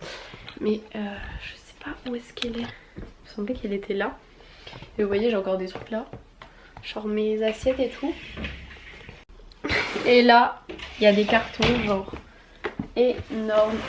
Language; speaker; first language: French; native; French